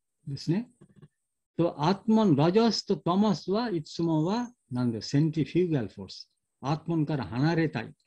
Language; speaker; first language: Japanese; non-native, learner; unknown